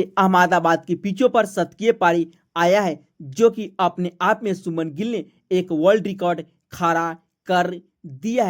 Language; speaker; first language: Hindi; native; Hindi